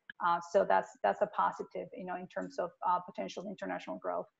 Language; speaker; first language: English; non-native, fluent; Spanish